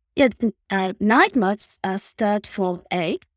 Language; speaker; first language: English; non-native, learner; Japanese